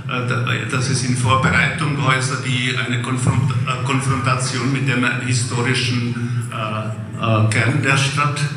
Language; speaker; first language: German; non-native, fluent; Czech